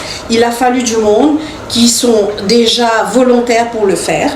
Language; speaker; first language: French; non-native, local second language; Morisyen